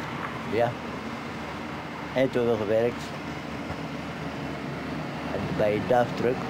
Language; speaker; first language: Dutch; non-native, learner; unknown